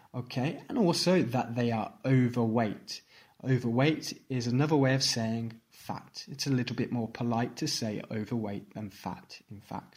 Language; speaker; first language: English; native; English